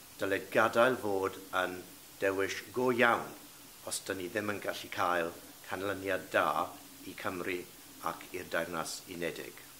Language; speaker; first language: Welsh; non-native, local second language; English